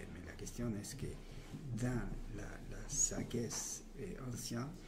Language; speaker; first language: French; non-native, learner; Spanish